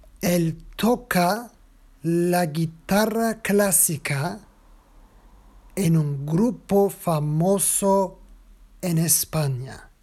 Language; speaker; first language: Spanish; non-native, fluent; Turkish